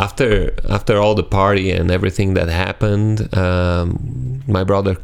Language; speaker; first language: English; non-native, fluent; Portuguese